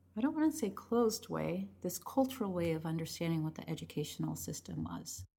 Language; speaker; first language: English; early bilingual, other home language; Spanish